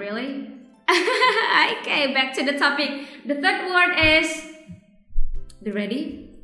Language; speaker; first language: English; non-native, fluent; Indonesian